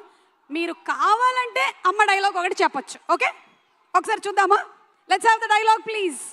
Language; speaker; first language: Telugu; native; Telugu